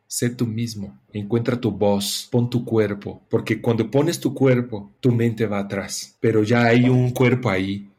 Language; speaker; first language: Spanish; non-native, fluent; Portuguese